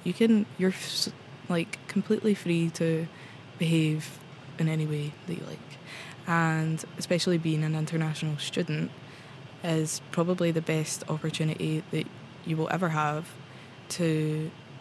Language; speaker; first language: English; native; English